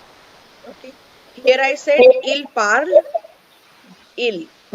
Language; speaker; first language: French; non-native, fluent; Hindi